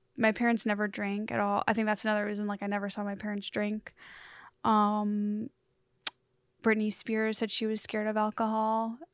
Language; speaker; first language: English; native; English